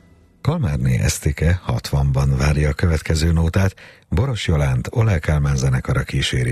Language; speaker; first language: Hungarian; native; Hungarian